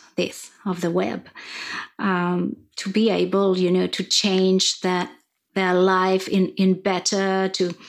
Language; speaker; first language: English; non-native, fluent; French